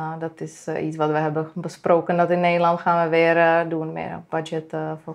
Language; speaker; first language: Dutch; non-native, fluent; Czech